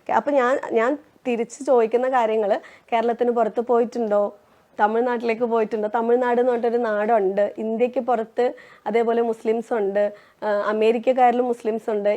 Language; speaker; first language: Malayalam; non-native, local second language; Tamil